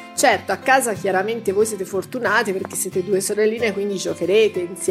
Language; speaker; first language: Italian; native; Italian